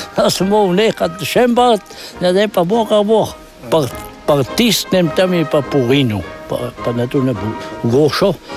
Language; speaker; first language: Slovenian; native; Slovenian